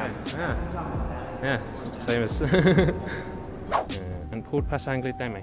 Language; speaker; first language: Thai; non-native, learner; English